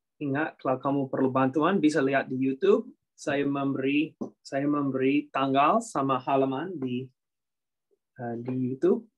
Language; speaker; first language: Indonesian; non-native, fluent; English